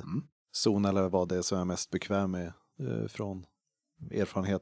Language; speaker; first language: Swedish; native; Swedish